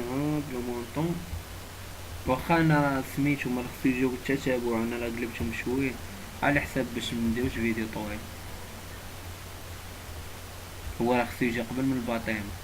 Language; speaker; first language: Arabic; native; Arabic